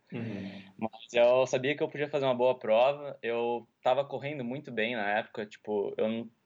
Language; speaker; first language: Portuguese; native; Portuguese